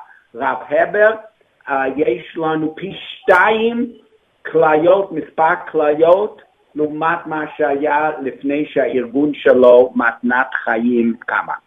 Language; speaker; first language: Hebrew; non-native, fluent; English